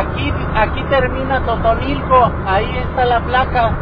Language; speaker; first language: Spanish; native; Spanish